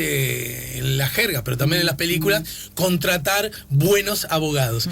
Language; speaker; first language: Spanish; native; Spanish